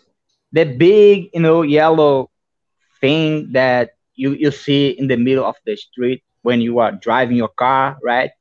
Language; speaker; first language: English; non-native, fluent; Portuguese